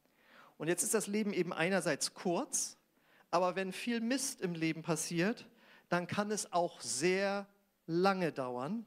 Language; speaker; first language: German; native; German